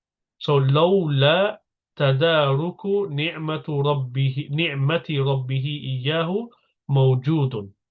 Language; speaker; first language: Arabic; non-native, fluent; English